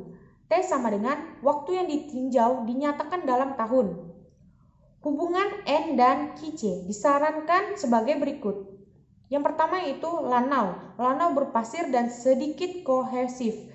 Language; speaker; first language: Indonesian; native; Indonesian